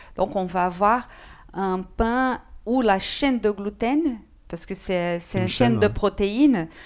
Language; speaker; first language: French; non-native, fluent; Portuguese